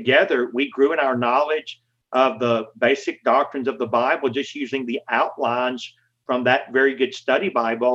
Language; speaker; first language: English; native; English